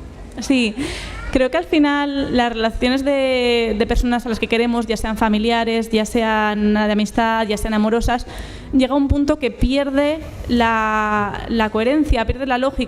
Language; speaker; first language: Spanish; native; Spanish